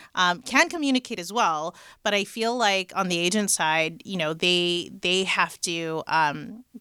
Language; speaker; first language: English; native; English